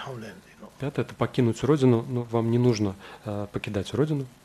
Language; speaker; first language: Russian; native; Russian